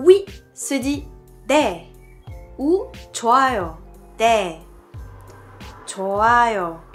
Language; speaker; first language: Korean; non-native, fluent; French